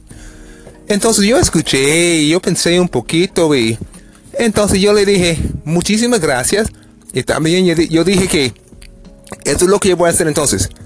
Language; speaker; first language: Spanish; non-native, fluent; English